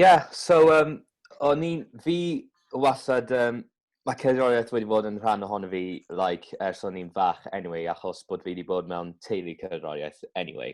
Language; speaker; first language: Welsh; native; Welsh